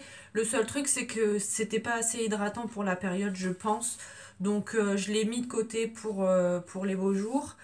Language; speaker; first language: French; native; French